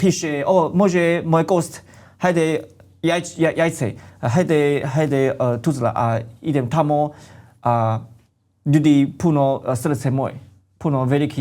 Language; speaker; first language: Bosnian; non-native, learner; Chinese